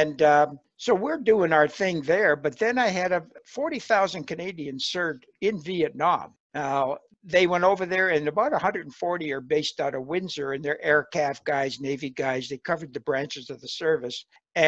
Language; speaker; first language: English; native; English